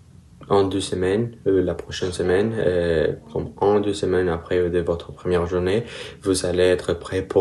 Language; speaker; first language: French; non-native, learner; Spanish